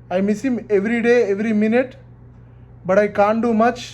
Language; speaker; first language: English; non-native, local second language; Telugu